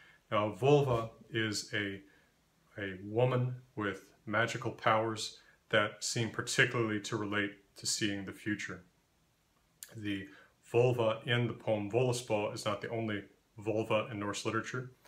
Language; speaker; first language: English; native; English